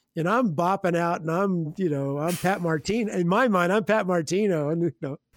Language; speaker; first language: English; native; English